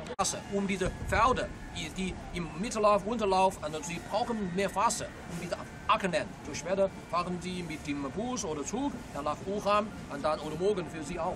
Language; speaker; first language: German; non-native, fluent; Chinese